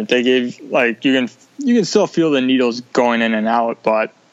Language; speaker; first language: English; native; English